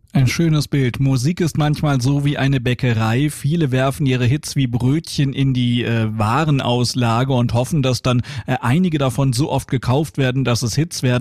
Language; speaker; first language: German; native; German